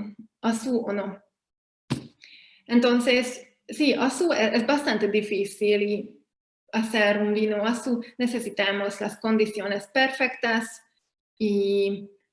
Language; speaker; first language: Spanish; non-native, fluent; Hungarian